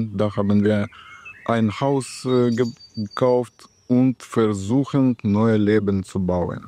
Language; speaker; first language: German; non-native, learner; Russian